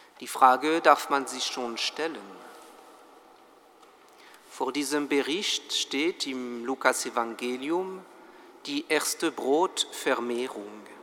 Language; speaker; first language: German; non-native, fluent; French